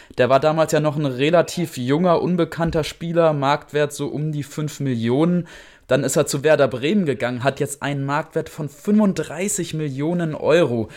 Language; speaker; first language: German; native; German